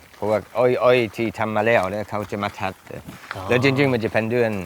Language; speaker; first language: Thai; non-native, fluent; English